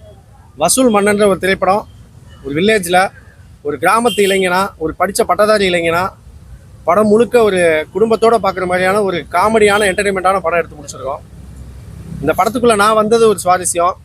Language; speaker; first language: Tamil; native; Tamil